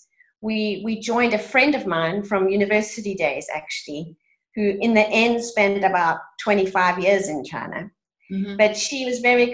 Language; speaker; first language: English; native; English